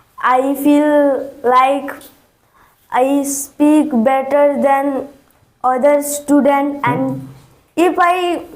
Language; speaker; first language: English; non-native, learner; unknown